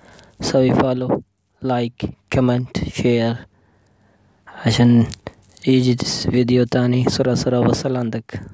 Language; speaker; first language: Arabic; non-native, learner; Urdu